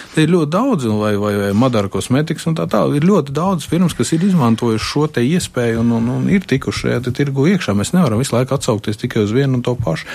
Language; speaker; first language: Latvian; native; Latvian